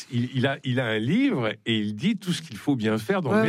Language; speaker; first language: French; native; French